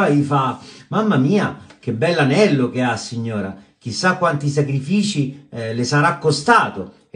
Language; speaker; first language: Italian; native; Italian